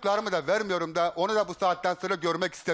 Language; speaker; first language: Turkish; native; Turkish